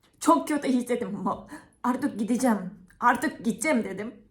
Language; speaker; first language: Turkish; non-native, fluent; Japanese